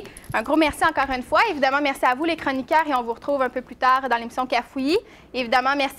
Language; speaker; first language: French; native; French